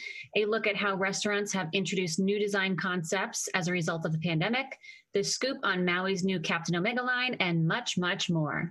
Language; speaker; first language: English; native; English